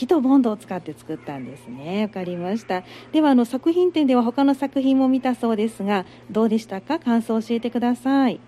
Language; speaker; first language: Japanese; native; Japanese